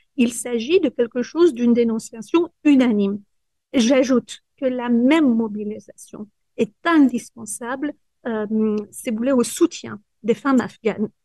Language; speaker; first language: French; early bilingual, other home language; Persian